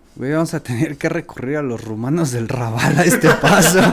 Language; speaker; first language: Spanish; native; Spanish